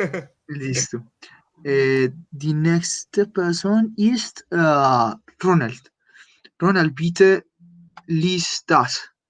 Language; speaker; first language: German; non-native, fluent; Spanish